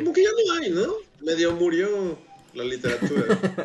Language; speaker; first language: Spanish; native; Spanish